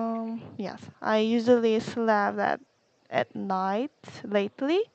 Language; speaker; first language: English; non-native, learner; Korean